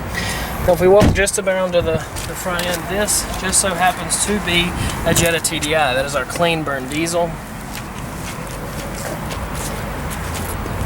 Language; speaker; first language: English; native; English